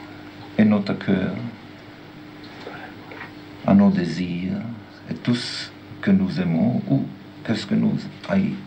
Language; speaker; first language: French; non-native, learner; German